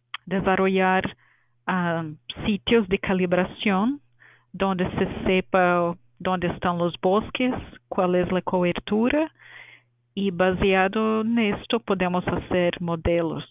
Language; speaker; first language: Spanish; non-native, fluent; Portuguese